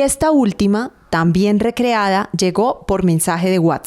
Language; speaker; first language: Spanish; native; Spanish